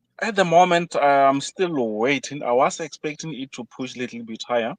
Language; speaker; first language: English; non-native, fluent; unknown